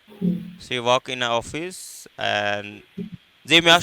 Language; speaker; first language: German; non-native, fluent; Hindi